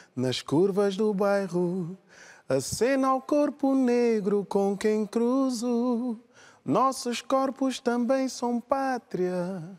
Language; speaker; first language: Portuguese; early bilingual, other home language; Kabuverdianu